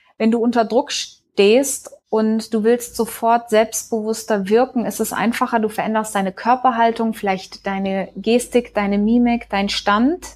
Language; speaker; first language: German; early bilingual, heritage; German